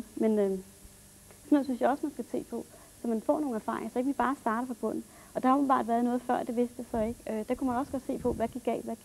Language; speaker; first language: Danish; native; Danish